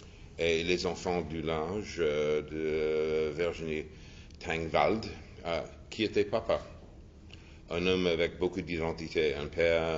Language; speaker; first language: French; non-native, fluent; English